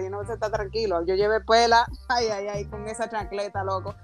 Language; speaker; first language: Spanish; early bilingual, heritage; Spanish